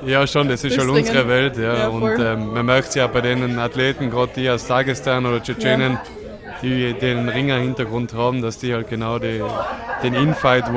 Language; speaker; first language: German; native; German